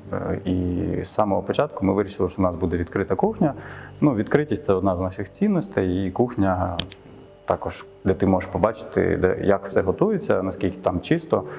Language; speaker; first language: Ukrainian; native; Ukrainian